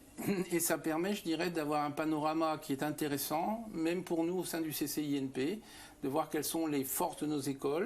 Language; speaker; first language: French; native; French